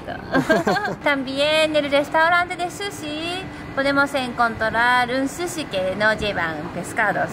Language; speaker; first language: Spanish; non-native, learner; Japanese